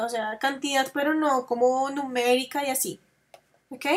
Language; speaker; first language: Spanish; native; Spanish